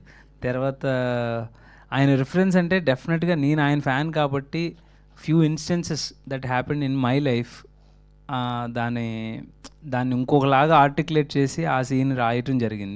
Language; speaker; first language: Telugu; native; Telugu